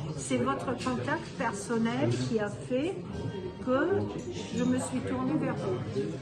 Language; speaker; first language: French; non-native, fluent; German